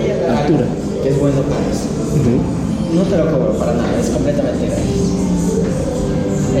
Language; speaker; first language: Spanish; native; Spanish